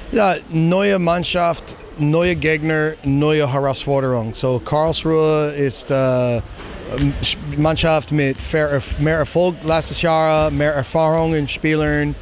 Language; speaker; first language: German; non-native, learner; English